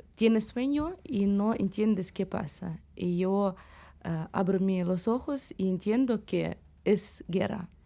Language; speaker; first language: Spanish; non-native, fluent; Ukrainian